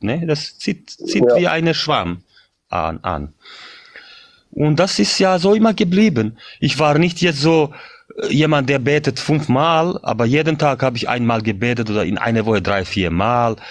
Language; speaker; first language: German; non-native, fluent; Bosnian